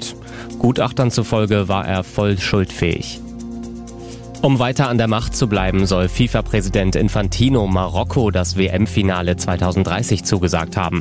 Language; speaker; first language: German; native; German